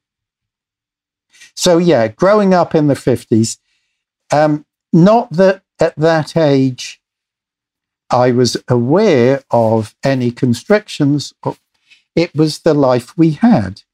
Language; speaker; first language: English; native; English